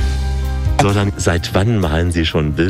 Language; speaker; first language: German; native; German